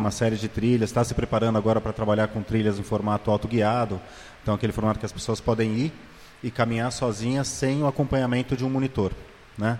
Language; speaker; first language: Portuguese; native; Portuguese